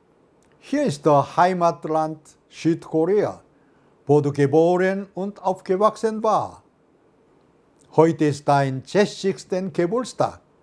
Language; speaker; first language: German; non-native, fluent; Korean